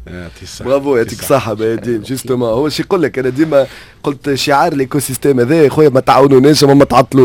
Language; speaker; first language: Arabic; native; Arabic